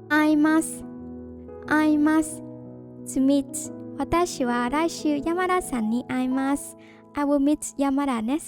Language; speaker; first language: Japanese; non-native, fluent; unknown